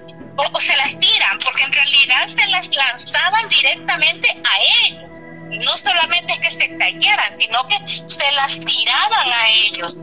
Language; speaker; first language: Spanish; native; Spanish